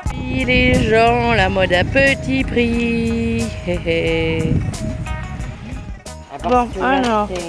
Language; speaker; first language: French; native; French